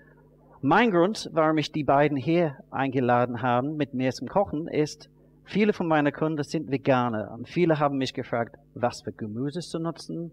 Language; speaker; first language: German; non-native, fluent; English